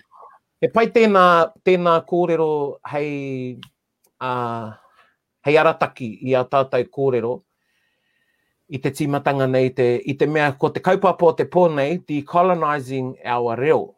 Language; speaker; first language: Māori; non-native, local second language; English